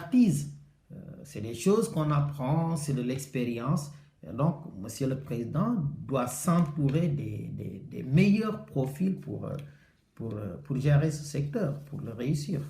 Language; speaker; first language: French; non-native, local second language; Wolof